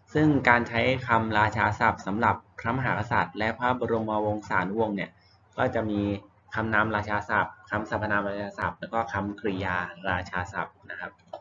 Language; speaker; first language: Thai; native; Thai